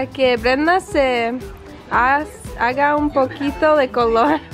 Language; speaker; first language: Spanish; early bilingual, heritage; Spanish